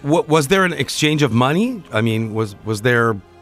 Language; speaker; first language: English; non-native, fluent; Italian